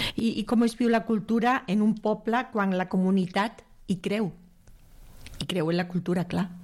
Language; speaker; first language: Catalan; native; Catalan